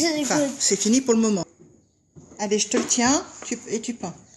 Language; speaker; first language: French; native; French